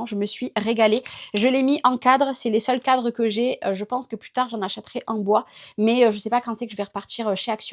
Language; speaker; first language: French; native; French